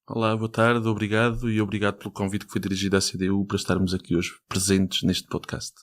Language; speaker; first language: Portuguese; native; Portuguese